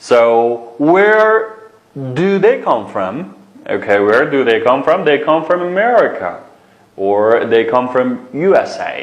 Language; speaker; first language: English; non-native, fluent; Uyghur